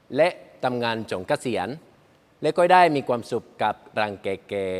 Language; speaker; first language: Thai; non-native, learner; Spanish